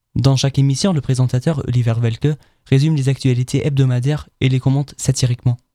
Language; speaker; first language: French; non-native, fluent; German